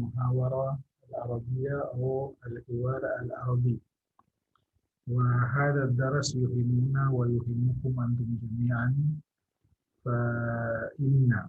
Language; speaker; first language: Arabic; non-native, fluent; Indonesian